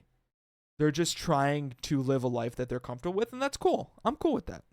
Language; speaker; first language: English; native; English